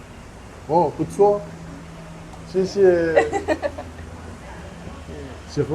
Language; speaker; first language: Chinese; non-native, learner; French